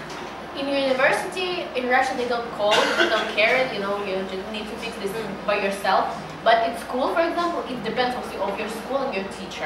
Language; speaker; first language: English; non-native, learner; Russian